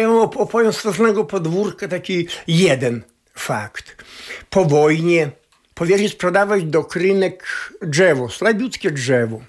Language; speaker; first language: Polish; non-native, local second language; Belarusian